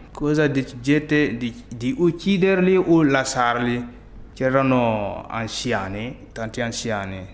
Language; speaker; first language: Italian; non-native, learner; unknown